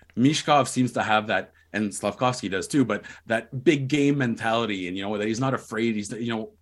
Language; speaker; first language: English; native; English